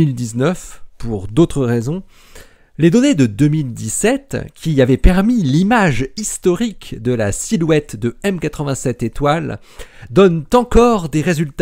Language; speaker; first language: French; native; French